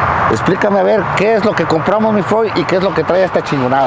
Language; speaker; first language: Spanish; native; Spanish